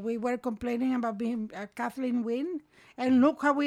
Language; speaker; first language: English; non-native, fluent; Spanish